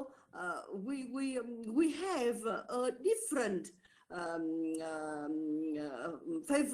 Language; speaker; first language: English; non-native, learner; Vietnamese